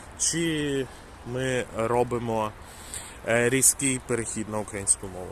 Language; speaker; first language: Ukrainian; non-native, local second language; Russian